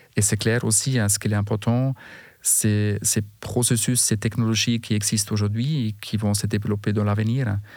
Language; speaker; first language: French; non-native, fluent; German